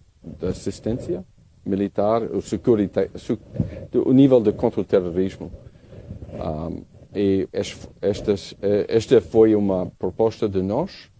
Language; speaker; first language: Portuguese; non-native, learner; English